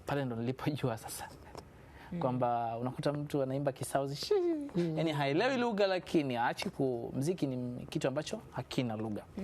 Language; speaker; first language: Swahili; non-native, local second language; Masai